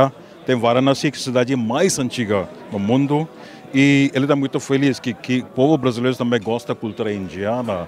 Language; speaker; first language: Portuguese; non-native, fluent; Hindi